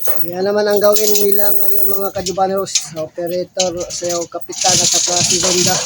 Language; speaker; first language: Filipino; non-native, local second language; Cebuano